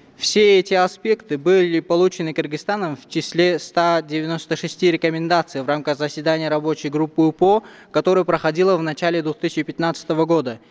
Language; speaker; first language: Russian; non-native, local second language; Uzbek